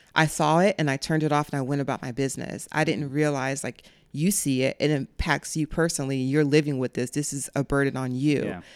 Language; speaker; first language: English; native; English